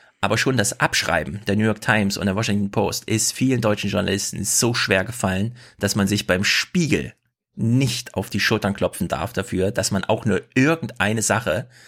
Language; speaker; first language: German; native; German